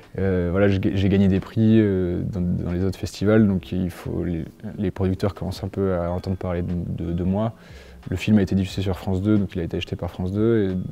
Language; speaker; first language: French; native; French